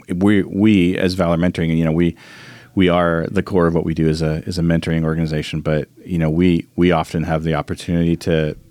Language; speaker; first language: English; native; English